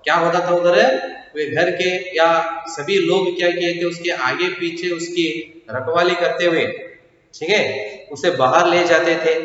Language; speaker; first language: Hindi; non-native, local second language; Kannada